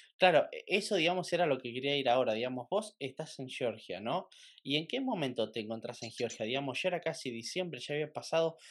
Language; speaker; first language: Spanish; native; Spanish